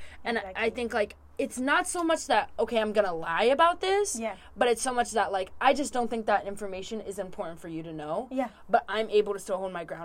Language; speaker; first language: English; native; English